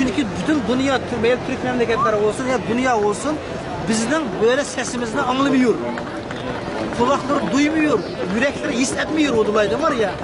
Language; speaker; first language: Turkish; non-native, learner; Uyghur